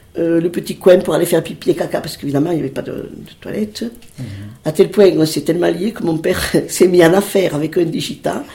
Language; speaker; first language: French; early bilingual, other home language; Spanish